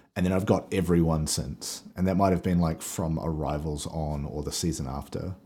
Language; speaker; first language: English; native; English